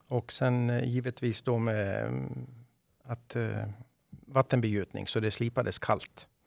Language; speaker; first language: Swedish; native; Swedish